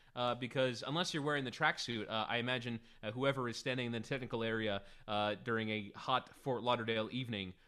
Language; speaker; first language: English; early bilingual, other home language; Spanish